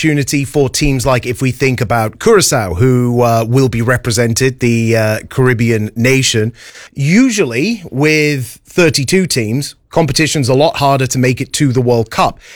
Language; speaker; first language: English; native; English